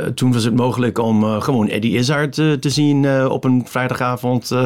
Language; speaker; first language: Dutch; non-native, fluent; English